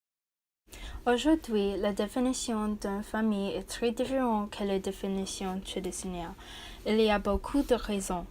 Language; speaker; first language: French; non-native, learner; English